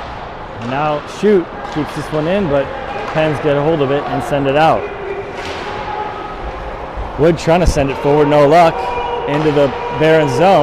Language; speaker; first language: English; native; English